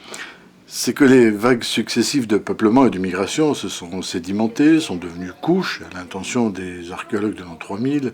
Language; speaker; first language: French; native; French